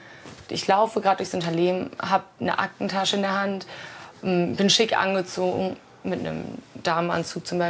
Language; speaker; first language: German; native; German